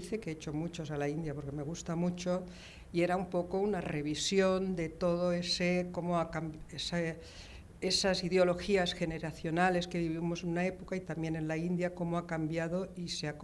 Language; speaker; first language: Spanish; native; Spanish